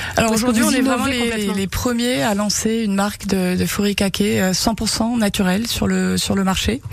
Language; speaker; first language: French; early bilingual, heritage; Japanese